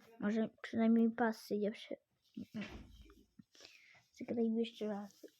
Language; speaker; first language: Polish; native; Polish